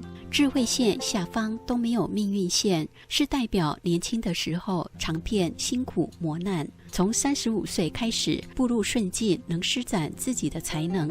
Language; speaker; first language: Chinese; native; Chinese